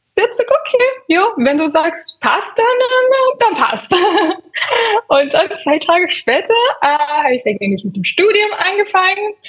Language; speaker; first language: German; non-native, fluent; Persian